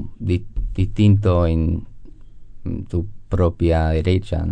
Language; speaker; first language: Spanish; non-native, learner; English